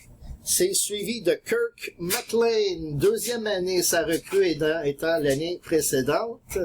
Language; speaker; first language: French; native; French